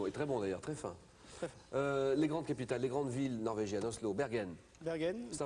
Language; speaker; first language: French; native; French